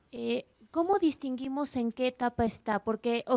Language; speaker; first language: Spanish; native; Spanish